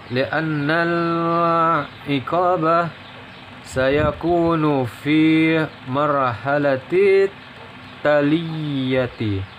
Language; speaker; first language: Arabic; non-native, learner; Indonesian